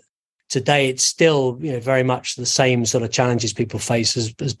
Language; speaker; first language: English; native; English